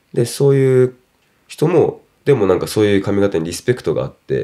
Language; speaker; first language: Japanese; non-native, local second language; English